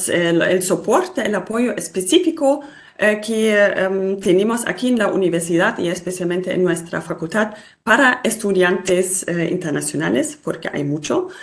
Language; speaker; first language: Spanish; non-native, fluent; German